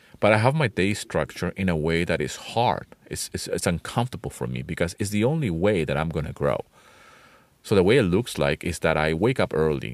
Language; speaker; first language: English; non-native, fluent; Spanish